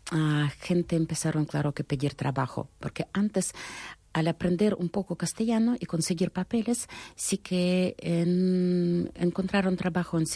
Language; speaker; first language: Spanish; non-native, fluent; Russian